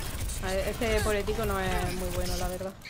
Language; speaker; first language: Spanish; native; Spanish